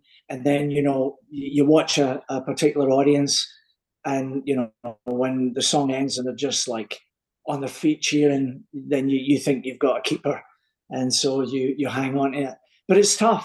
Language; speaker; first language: English; native; English